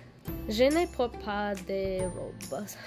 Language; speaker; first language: French; non-native, learner; English